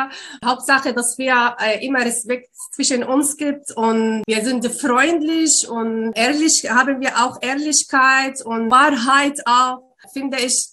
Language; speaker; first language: German; non-native, learner; Arabic